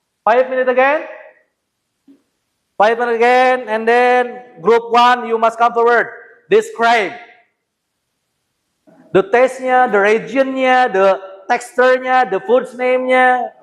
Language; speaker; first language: English; non-native, learner; Indonesian